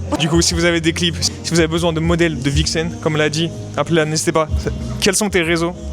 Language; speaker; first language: French; native; French